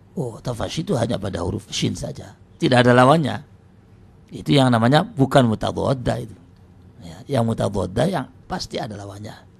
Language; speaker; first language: Indonesian; non-native, local second language; Javanese